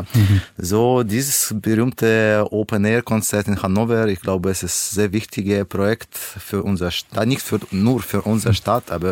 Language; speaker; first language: German; non-native, learner; Russian